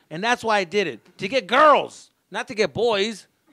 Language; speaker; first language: English; early bilingual, other home language; Spanish